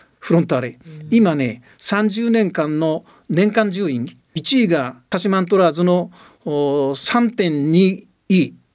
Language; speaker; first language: Japanese; native; Japanese